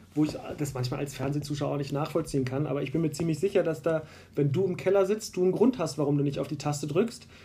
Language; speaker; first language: German; native; German